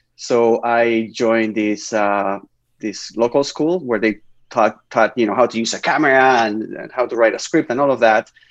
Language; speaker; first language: English; non-native, fluent; Spanish